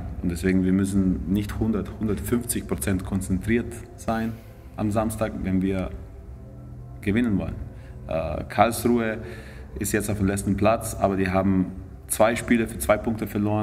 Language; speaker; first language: German; non-native, fluent; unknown